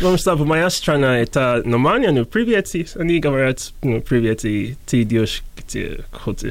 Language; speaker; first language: Russian; non-native, learner; English